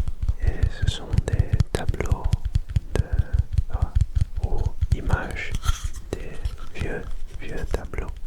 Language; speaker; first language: French; non-native, learner; Dutch